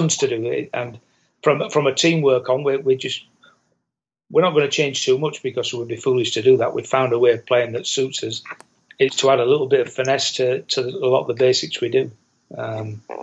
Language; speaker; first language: English; native; English